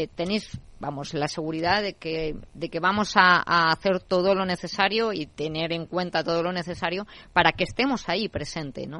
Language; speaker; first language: Spanish; native; Spanish